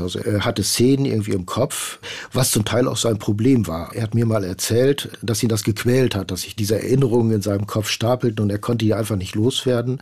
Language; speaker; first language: German; native; German